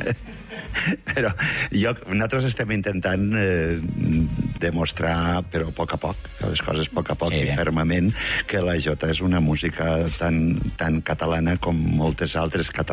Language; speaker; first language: Catalan; native; Catalan